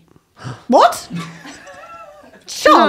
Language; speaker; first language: English; native; English